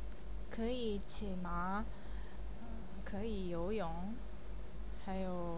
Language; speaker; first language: Chinese; non-native, learner; Japanese